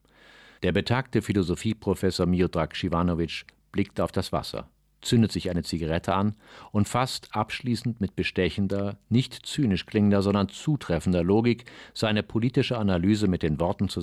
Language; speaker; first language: German; native; German